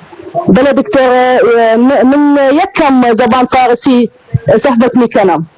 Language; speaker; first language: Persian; non-native, learner; Arabic